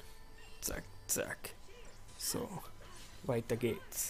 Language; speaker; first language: German; native; German